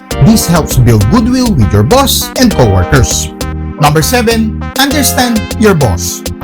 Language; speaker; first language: English; non-native, local second language; Filipino